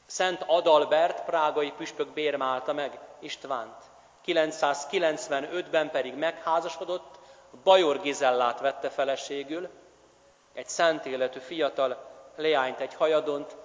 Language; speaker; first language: Hungarian; native; Hungarian